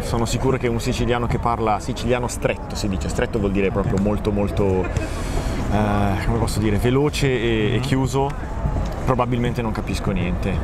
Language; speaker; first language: Italian; native; Italian